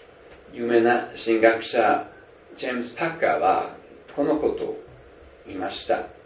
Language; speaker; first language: Japanese; non-native, fluent; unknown